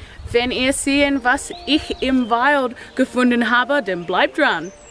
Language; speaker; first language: German; non-native, learner; English